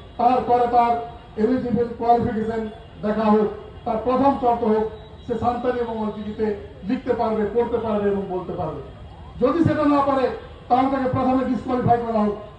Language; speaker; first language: Bangla; non-native, local second language; Santali